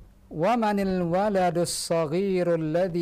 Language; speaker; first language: Arabic; non-native, fluent; Indonesian